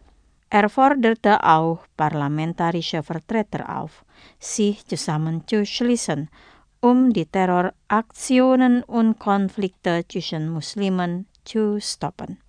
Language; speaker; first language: German; non-native, fluent; Indonesian